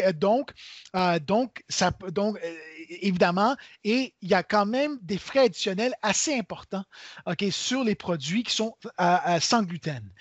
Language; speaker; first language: French; native; French